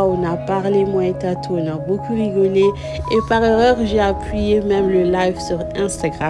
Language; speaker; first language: French; non-native, local second language; Lingala